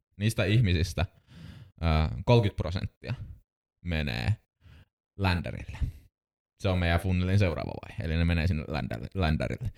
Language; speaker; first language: Finnish; native; Finnish